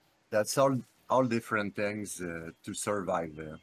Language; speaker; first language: English; non-native, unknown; French